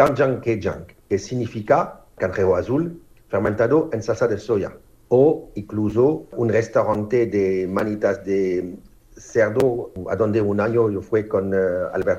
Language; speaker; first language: Spanish; non-native, learner; French